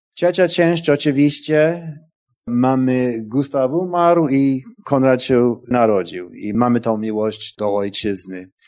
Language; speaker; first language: Polish; non-native, fluent; English